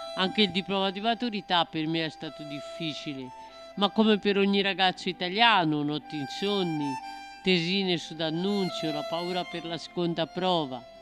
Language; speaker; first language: Italian; native; Italian